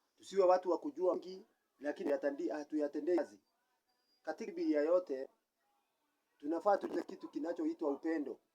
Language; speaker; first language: Swahili; non-native, local second language; Kikuyu